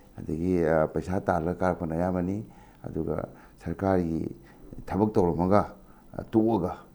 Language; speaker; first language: Manipuri; native; Manipuri